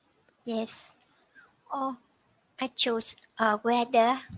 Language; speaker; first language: English; non-native, learner; Vietnamese